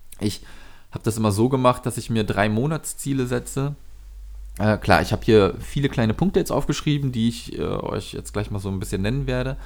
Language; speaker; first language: German; native; German